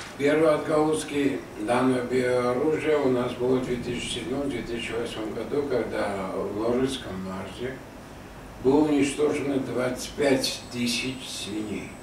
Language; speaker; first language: Russian; non-native, local second language; Armenian